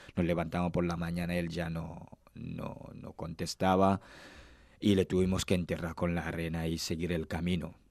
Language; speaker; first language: Spanish; non-native, fluent; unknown